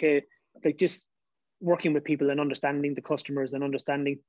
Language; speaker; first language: English; native; English